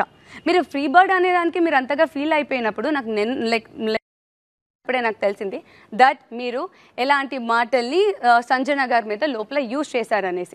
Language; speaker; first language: Telugu; native; Telugu